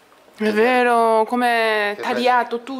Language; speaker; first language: Italian; non-native, learner; Japanese